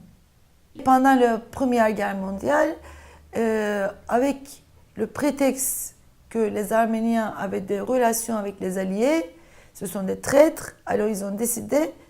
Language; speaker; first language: French; non-native, fluent; Turkish